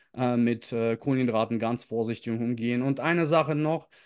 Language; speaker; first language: German; early bilingual, other home language; Russian